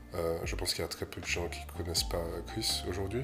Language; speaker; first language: French; native; French